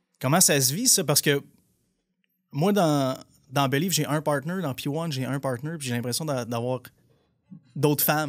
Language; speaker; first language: French; native; French